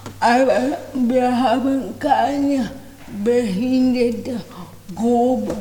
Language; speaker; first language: German; non-native, learner; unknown